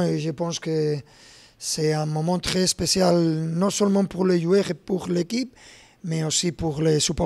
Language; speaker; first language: French; non-native, fluent; Spanish